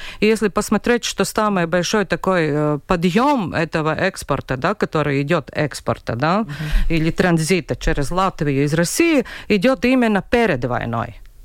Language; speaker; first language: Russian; non-native, local second language; Latvian